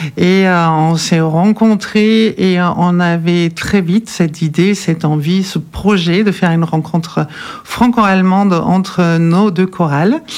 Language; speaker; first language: French; non-native, fluent; German